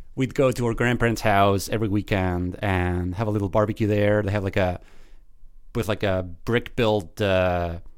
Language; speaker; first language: English; early bilingual, other home language; Spanish